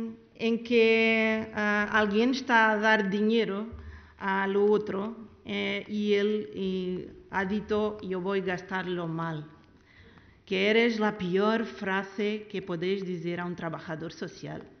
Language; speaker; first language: Spanish; non-native, learner; Portuguese